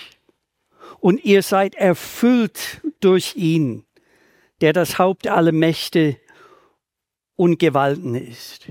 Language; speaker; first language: German; native; German